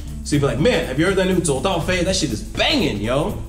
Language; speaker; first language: English; native; English